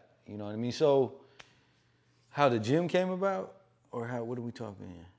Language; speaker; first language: English; native; English